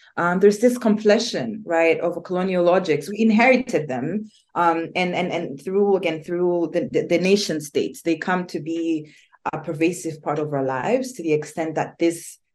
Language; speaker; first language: English; non-native, local second language; Kinyarwanda